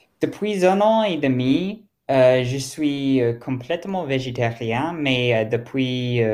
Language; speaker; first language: French; non-native, learner; German